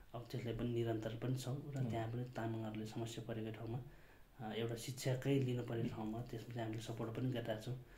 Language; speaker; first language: Nepali; non-native, local second language; Eastern Tamang